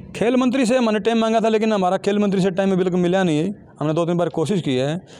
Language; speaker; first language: Hindi; native; Hindi